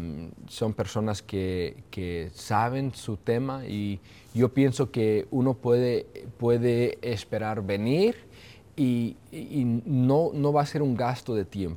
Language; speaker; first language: Spanish; early bilingual, heritage; Spanish